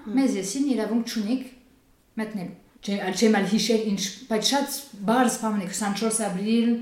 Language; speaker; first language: Armenian; native; Armenian